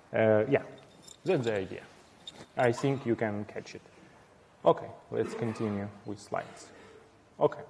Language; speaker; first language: English; non-native, fluent; Ukrainian